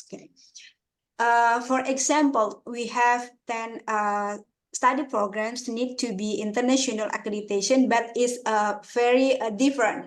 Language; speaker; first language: English; non-native, fluent; Indonesian